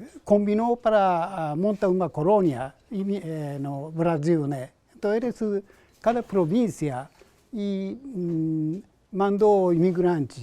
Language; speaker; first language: Portuguese; non-native, learner; Japanese